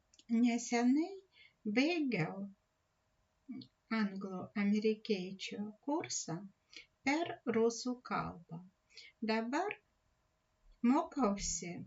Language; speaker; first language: Lithuanian; non-native, learner; Russian